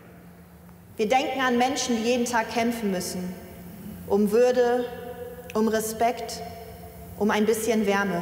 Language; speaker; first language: German; native; German